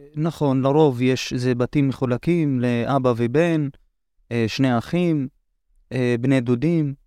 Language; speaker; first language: Hebrew; non-native, local second language; Arabic